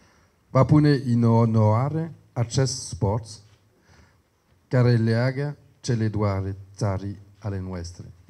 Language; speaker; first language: Romanian; non-native, learner; French